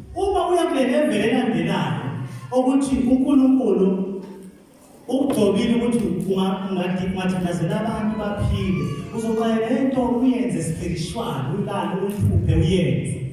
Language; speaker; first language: Zulu; non-native, local second language; Xhosa